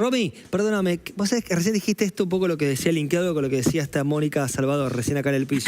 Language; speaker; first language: Spanish; native; Spanish